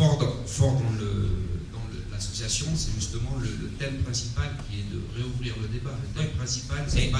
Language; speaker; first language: French; native; French